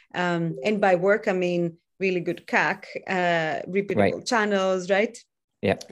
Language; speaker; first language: English; non-native, fluent; Greek